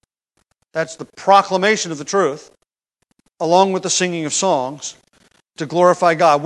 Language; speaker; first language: English; native; English